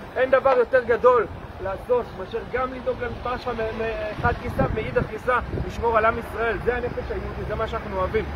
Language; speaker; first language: Hebrew; native; Hebrew